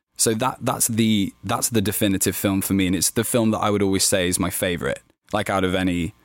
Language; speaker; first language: English; native; English